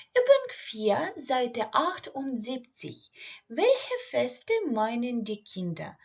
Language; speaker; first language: German; non-native, fluent; Ukrainian